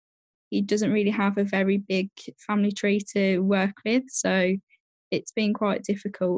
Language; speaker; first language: English; native; English